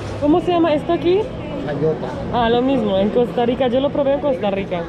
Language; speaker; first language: Spanish; non-native, learner; Polish